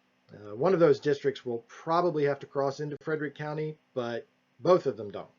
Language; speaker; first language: English; native; English